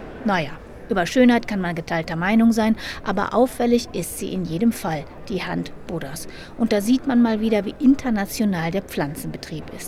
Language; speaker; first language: German; native; German